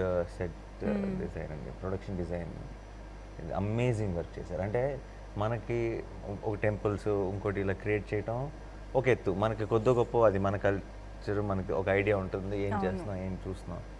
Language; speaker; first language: Telugu; native; Telugu